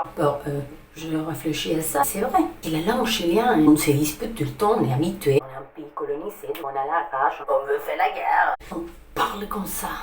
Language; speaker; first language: French; non-native, fluent; Spanish